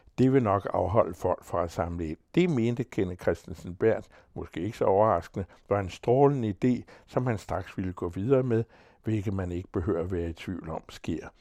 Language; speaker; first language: Danish; native; Danish